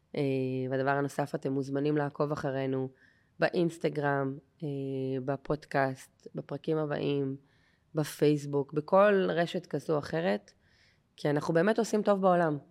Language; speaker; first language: Hebrew; native; Hebrew